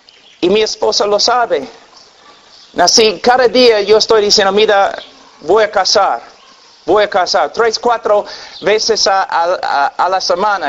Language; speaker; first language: Spanish; non-native, fluent; English